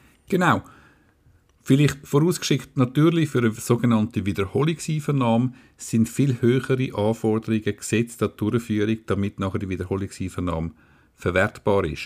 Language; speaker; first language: German; native; German